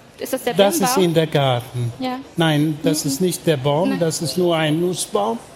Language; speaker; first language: German; non-native, fluent; Hungarian